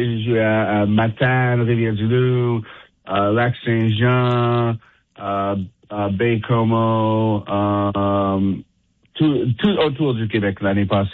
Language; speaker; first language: French; non-native, fluent; English